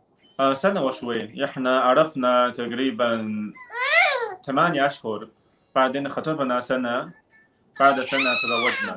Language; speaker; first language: Arabic; non-native, learner; Chinese